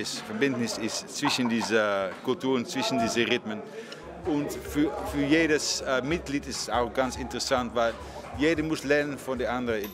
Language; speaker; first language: German; non-native, fluent; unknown